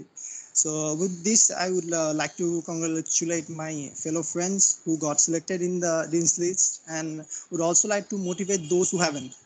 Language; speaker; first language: English; non-native, local second language; Bangla